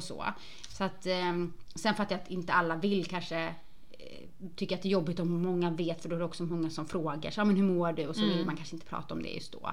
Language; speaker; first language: Swedish; native; Swedish